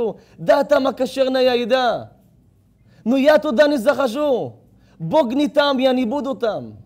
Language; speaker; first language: Russian; non-native, learner; Hebrew